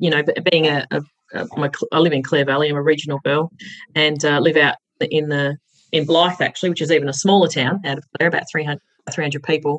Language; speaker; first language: English; native; English